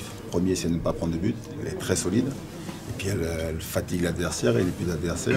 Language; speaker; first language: French; native; French